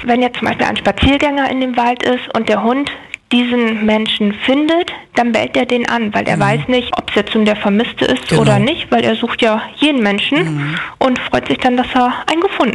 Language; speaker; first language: German; native; German